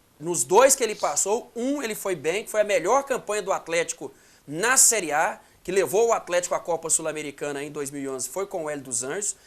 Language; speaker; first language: Portuguese; native; Portuguese